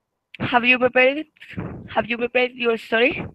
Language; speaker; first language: English; non-native, learner; Spanish